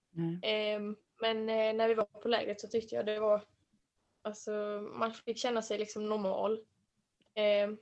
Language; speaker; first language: Swedish; native; Swedish